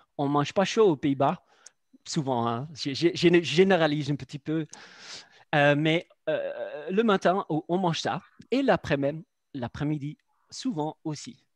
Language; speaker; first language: French; non-native, fluent; Dutch